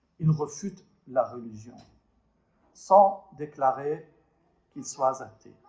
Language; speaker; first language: French; non-native, fluent; Arabic